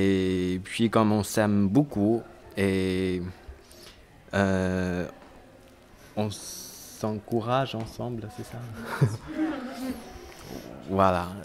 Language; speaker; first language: French; non-native, learner; Chinese